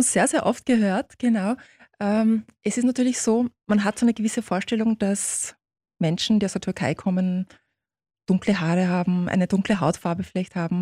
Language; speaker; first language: German; early bilingual, other home language; Turkish